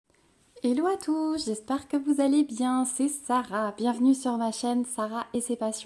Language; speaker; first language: French; native; French